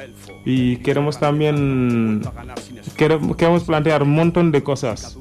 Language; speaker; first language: Spanish; non-native, learner; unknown